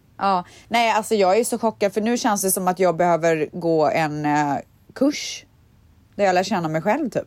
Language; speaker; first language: Swedish; native; Swedish